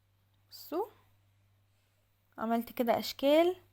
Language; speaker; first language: Arabic; native; Arabic